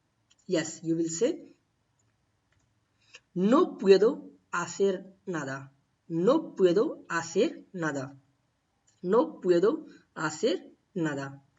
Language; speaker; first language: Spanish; non-native, fluent; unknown